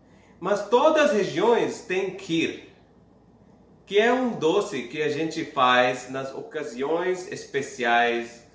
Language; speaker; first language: Portuguese; non-native, fluent; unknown